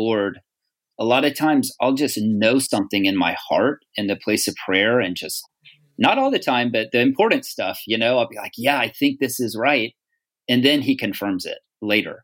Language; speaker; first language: English; native; English